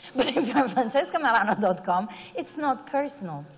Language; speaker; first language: English; non-native, fluent; Italian